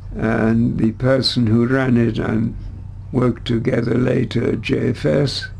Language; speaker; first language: English; early bilingual, other home language; German